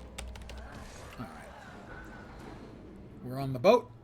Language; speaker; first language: English; native; English